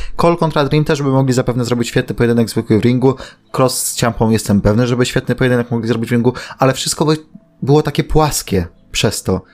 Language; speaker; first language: Polish; native; Polish